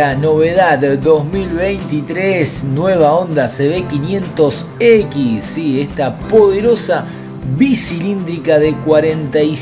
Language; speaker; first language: Spanish; native; Spanish